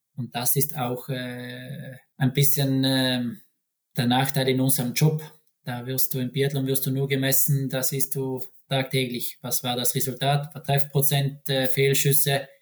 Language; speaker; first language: German; native; German